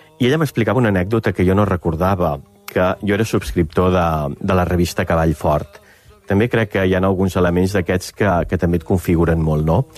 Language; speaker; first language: Catalan; native; Catalan